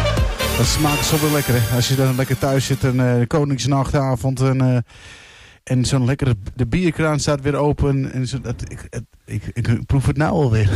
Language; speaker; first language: Dutch; native; Dutch